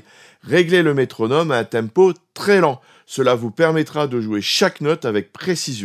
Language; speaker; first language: French; native; French